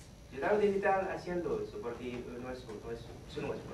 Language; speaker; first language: Spanish; non-native, fluent; Haitian Creole